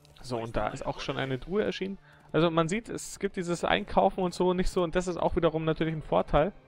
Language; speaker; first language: German; native; German